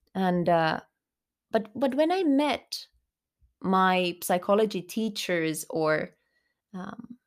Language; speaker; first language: English; non-native, fluent; Finnish